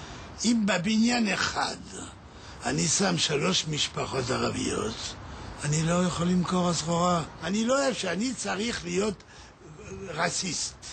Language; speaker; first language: Hebrew; non-native, learner; French